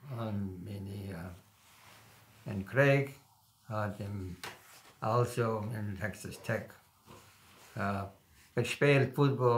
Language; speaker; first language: English; non-native, learner; German